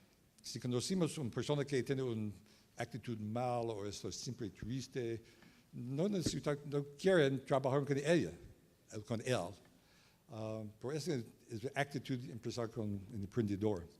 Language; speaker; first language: Spanish; non-native, learner; English